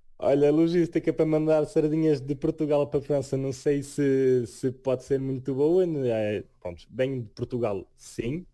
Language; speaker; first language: Portuguese; early bilingual, heritage; Portuguese